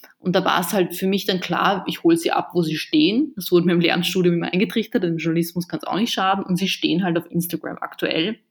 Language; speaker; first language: German; early bilingual, other home language; Bosnian